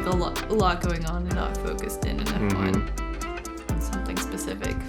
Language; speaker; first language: English; native; English